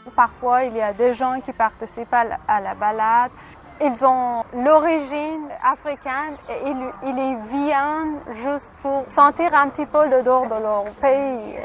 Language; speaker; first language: French; non-native, fluent; Persian